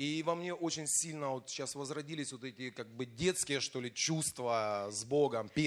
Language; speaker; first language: Russian; native; Russian